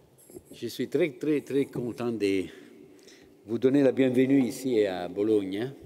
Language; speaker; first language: French; non-native, fluent; Italian